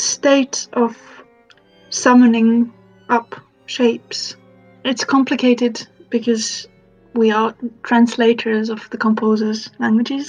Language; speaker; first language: English; non-native, fluent; Finnish